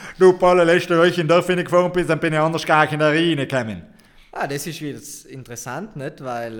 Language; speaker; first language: German; native; German